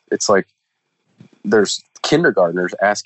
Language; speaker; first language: English; native; English